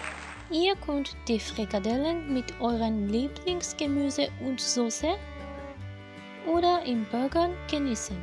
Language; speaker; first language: German; non-native, fluent; Japanese